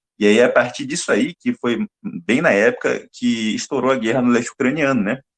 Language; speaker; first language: Portuguese; native; Portuguese